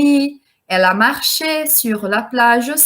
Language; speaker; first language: French; non-native, fluent; Portuguese